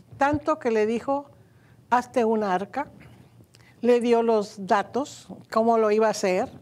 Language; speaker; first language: Spanish; native; Spanish